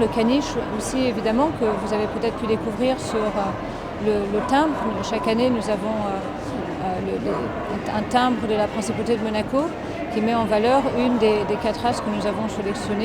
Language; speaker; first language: French; native; French